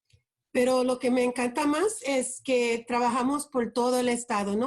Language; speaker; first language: Spanish; early bilingual, heritage; Spanish